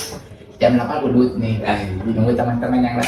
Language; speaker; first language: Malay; non-native, local second language; Sundanese